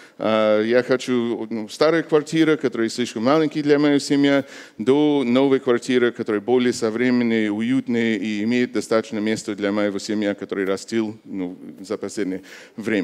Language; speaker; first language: Russian; non-native, fluent; English